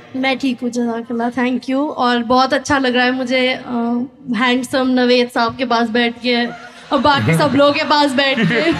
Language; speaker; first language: Hindi; native; Hindi